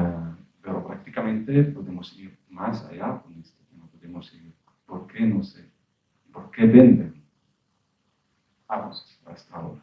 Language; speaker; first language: Spanish; non-native, fluent; Arabic